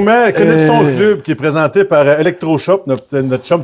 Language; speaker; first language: French; native; French